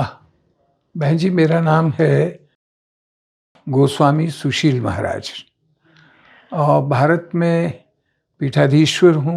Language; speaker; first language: Hindi; native; Hindi